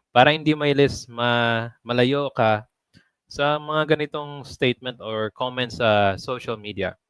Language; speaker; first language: Filipino; native; Filipino